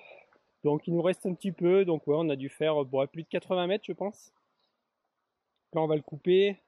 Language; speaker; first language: French; native; French